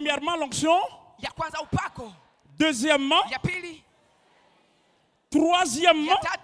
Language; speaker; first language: French; non-native, local second language; Swahili